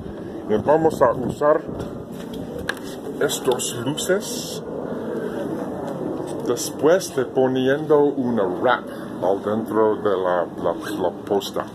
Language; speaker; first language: Spanish; non-native, learner; English